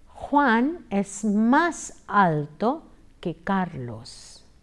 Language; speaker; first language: Spanish; non-native, fluent; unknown